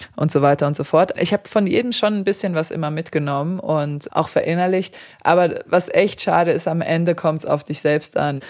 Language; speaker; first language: German; early bilingual, other home language; Serbian